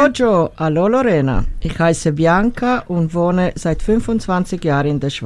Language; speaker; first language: German; non-native, fluent; Italian